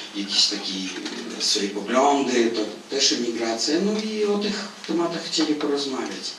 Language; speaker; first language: Polish; non-native, fluent; Russian